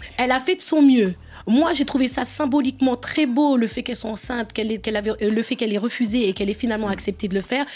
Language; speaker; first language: French; native; French